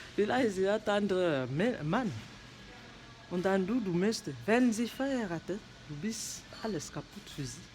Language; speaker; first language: German; non-native, learner; French